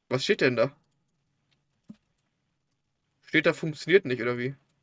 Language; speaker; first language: German; native; German